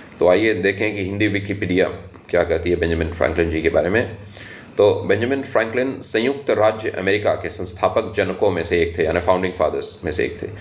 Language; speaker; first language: Hindi; native; Hindi